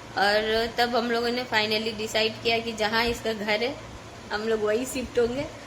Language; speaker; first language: Hindi; native; Hindi